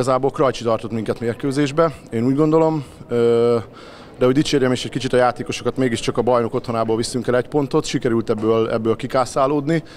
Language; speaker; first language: Hungarian; native; Hungarian